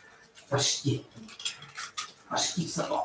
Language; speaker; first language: Russian; native; Russian